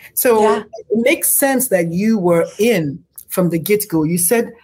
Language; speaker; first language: English; non-native, local second language; Igbo